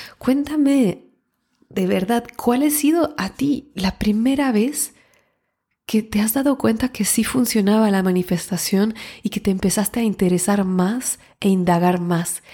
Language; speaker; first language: Spanish; non-native, fluent; French